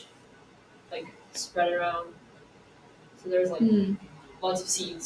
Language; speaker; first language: English; non-native, fluent; Portuguese